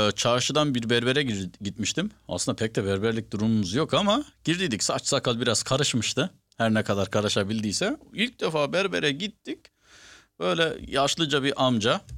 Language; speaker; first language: Turkish; early bilingual, heritage; Turkish